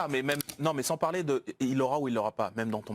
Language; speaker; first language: French; native; French